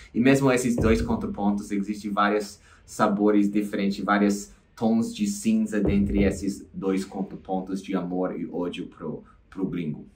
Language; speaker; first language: Portuguese; non-native, fluent; English